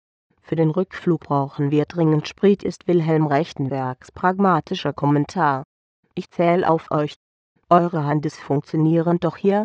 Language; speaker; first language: German; native; German